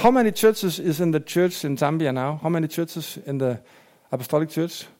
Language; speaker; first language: English; non-native, fluent; Danish